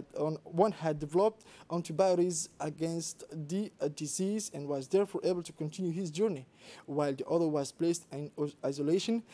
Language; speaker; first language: English; non-native, fluent; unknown